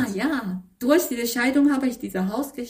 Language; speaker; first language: German; non-native, fluent; Chinese